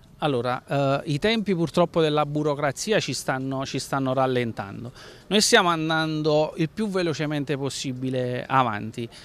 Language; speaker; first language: Italian; native; Italian